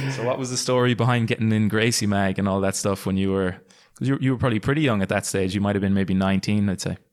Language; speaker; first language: English; native; English